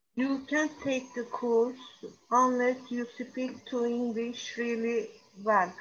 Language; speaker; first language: English; non-native, learner; Turkish